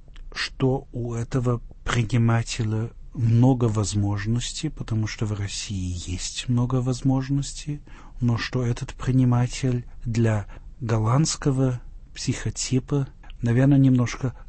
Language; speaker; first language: Russian; non-native, fluent; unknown